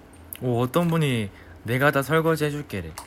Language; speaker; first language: Korean; native; Korean